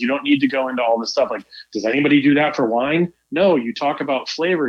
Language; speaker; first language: English; native; English